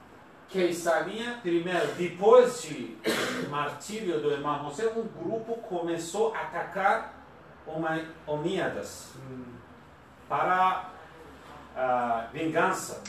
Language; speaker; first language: Portuguese; non-native, learner; Persian